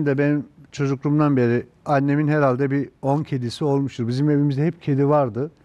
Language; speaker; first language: Turkish; native; Turkish